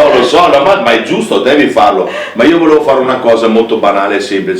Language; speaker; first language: Italian; native; Italian